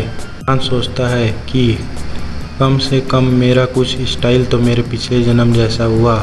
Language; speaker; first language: Hindi; native; Hindi